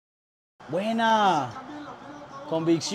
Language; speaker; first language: Spanish; native; Spanish